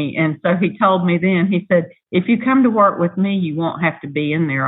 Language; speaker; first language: English; native; English